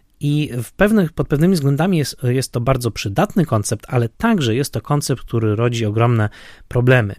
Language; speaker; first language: Polish; native; Polish